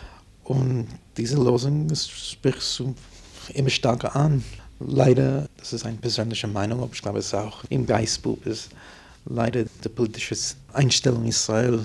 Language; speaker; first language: German; non-native, fluent; English